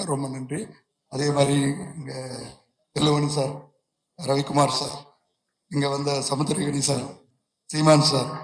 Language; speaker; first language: Tamil; native; Tamil